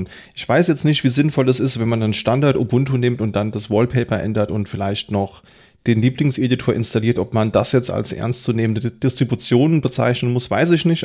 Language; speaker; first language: German; native; German